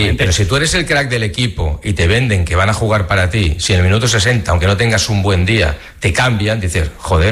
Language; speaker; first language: Spanish; native; Spanish